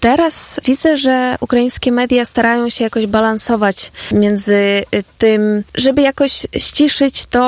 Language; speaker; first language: Polish; non-native, fluent; Ukrainian